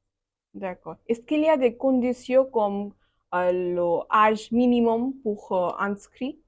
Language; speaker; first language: French; non-native, learner; Bangla